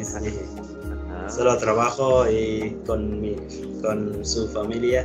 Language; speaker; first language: Spanish; non-native, learner; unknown